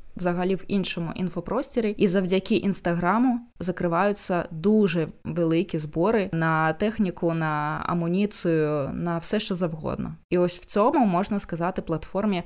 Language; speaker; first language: Ukrainian; non-native, local second language; Russian